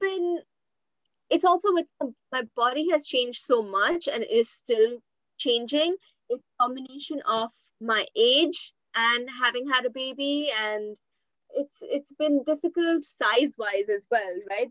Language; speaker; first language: English; non-native, local second language; Hindi